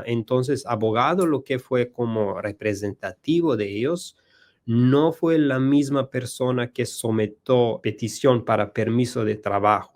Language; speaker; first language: Spanish; non-native, learner; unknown